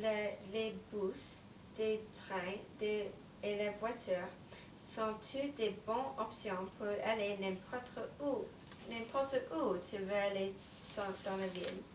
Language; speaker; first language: French; non-native, learner; English